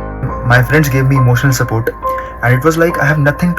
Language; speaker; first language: English; non-native, local second language; Hindi